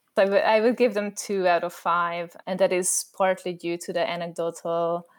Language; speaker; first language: English; non-native, fluent; Hungarian